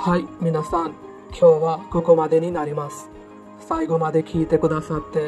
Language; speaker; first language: Japanese; non-native, fluent; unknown